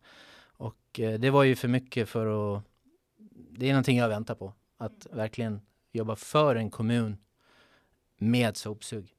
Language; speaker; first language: Swedish; native; Swedish